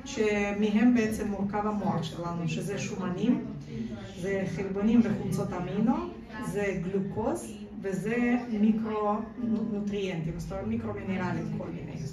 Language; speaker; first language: Hebrew; non-native, fluent; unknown